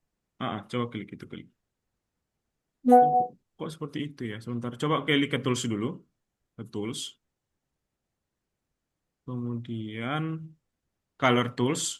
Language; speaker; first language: Indonesian; native; Indonesian